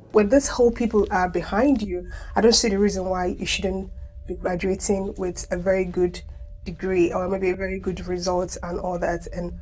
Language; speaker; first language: English; non-native, local second language; Igbo